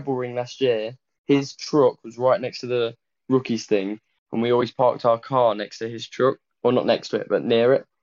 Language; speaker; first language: English; native; English